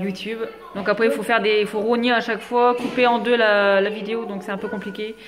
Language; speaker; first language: French; native; French